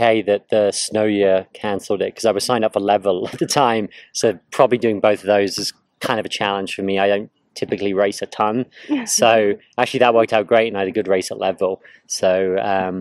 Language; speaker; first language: English; native; English